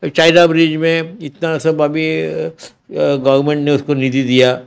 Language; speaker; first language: Hindi; non-native, local second language; Marathi